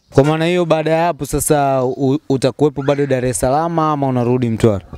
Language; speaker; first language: Swahili; native; Swahili